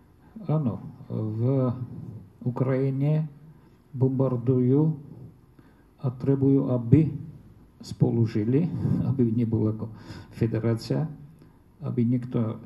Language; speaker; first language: Slovak; non-native, fluent; Armenian